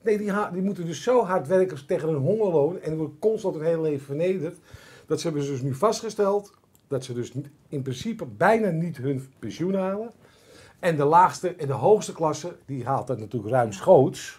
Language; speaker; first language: Dutch; native; Dutch